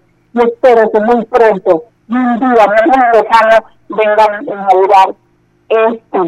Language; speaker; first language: Spanish; native; Spanish